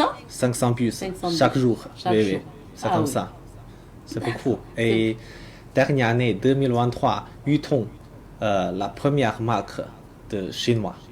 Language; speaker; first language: French; non-native, learner; Chinese